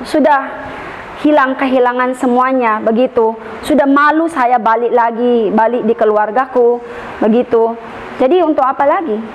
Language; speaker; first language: Indonesian; non-native, learner; Filipino